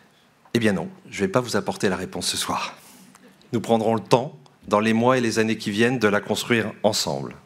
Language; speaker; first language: French; native; French